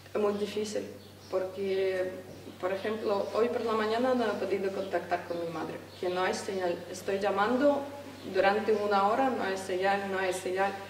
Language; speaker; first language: Spanish; non-native, fluent; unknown